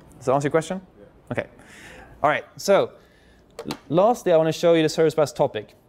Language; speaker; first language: English; non-native, fluent; Swedish